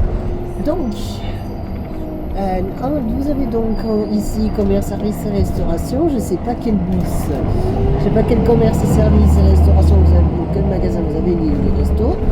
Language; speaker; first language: French; native; French